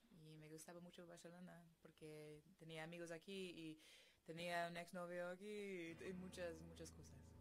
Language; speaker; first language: Spanish; non-native, fluent; English